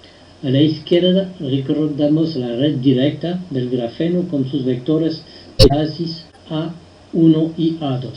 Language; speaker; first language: Spanish; non-native, fluent; French